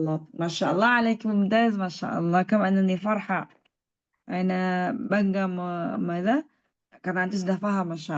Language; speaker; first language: Arabic; non-native, fluent; Indonesian